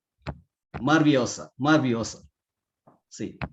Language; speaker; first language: Spanish; non-native, learner; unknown